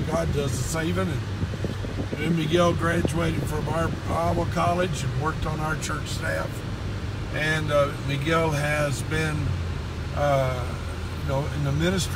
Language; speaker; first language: English; native; English